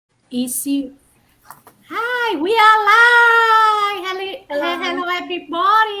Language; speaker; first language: English; non-native, learner; Vietnamese